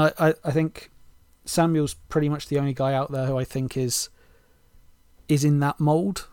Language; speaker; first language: English; native; English